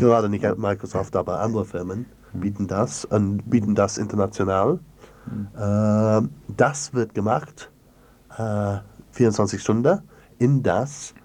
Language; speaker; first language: German; non-native, learner; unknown